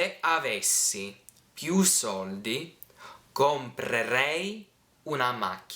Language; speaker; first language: Italian; non-native, fluent; English